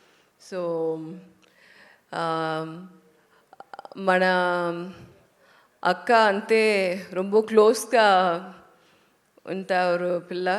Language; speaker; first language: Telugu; non-native, learner; Tamil